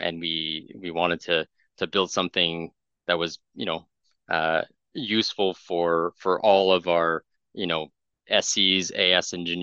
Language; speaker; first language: English; non-native, fluent; French